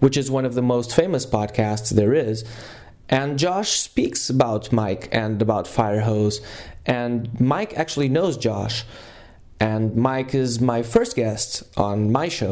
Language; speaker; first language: English; non-native, fluent; Portuguese